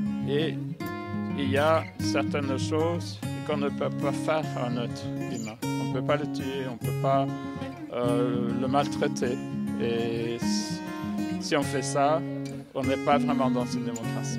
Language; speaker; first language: French; non-native, fluent; Norwegian